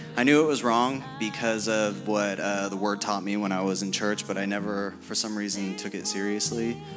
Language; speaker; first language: English; native; English